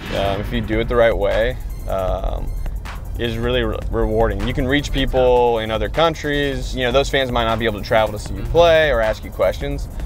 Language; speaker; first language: English; native; English